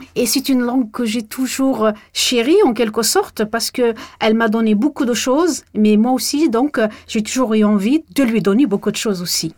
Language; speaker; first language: French; non-native, local second language; Arabic